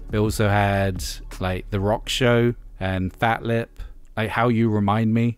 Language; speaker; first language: English; native; English